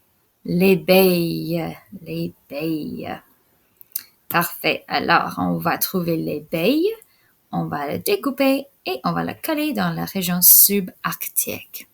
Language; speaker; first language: French; non-native, local second language; English